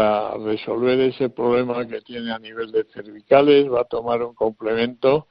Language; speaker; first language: Spanish; native; Spanish